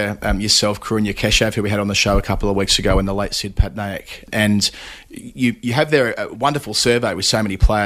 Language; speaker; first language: English; native; English